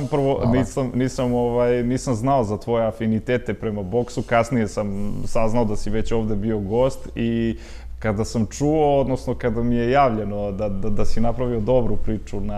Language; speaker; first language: Serbian; native; Serbian